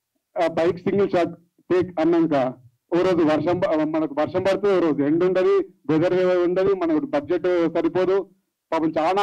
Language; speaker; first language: Telugu; native; Telugu